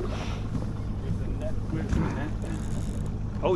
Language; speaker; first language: English; native; English